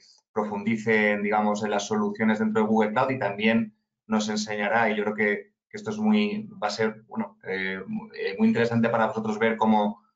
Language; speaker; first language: Spanish; native; Spanish